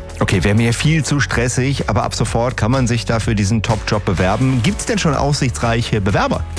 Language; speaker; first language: German; native; German